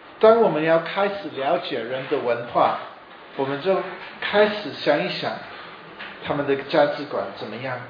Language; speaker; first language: Chinese; non-native, fluent; English